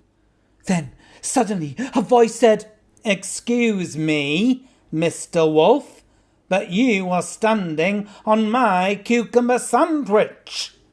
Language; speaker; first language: English; native; English